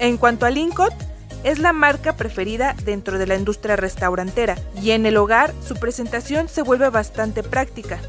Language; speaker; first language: Spanish; native; Spanish